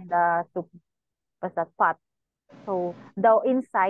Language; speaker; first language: English; non-native, local second language; Cebuano